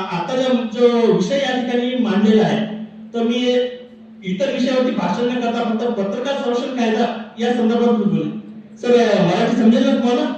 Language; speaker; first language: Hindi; non-native, local second language; Marathi